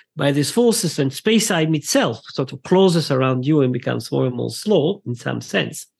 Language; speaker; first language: English; non-native, fluent; Italian